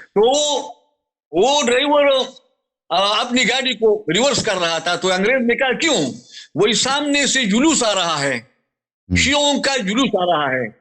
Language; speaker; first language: Urdu; non-native, local second language; Pashto